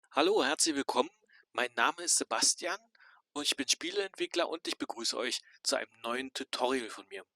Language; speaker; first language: German; native; German